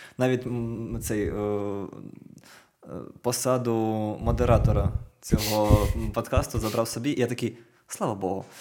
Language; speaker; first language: Ukrainian; non-native, local second language; Russian